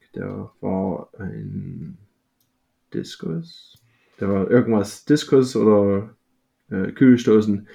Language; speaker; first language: German; non-native, fluent; English